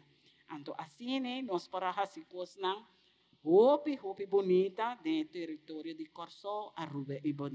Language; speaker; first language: Portuguese; non-native, learner; Papiamento